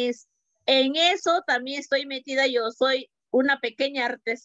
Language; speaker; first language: Spanish; native; Spanish